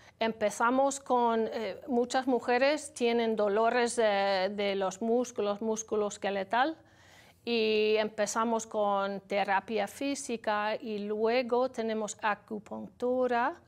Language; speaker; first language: Spanish; non-native, learner; English